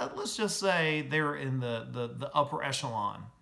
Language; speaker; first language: English; native; English